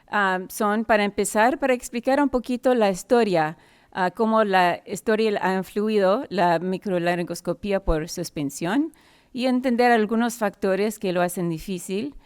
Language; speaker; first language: Spanish; non-native, fluent; English